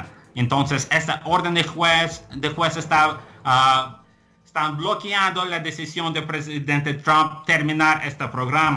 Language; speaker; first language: Spanish; non-native, fluent; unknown